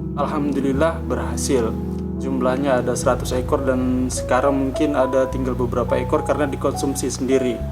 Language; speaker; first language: Indonesian; non-native, local second language; Javanese